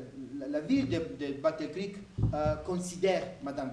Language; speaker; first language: French; native; French